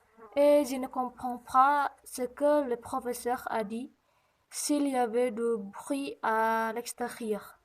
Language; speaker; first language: French; non-native, learner; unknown